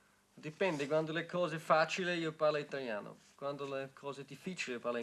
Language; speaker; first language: Italian; non-native, learner; German